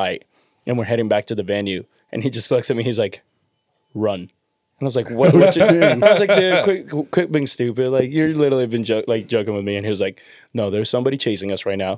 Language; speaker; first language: English; non-native, fluent; Spanish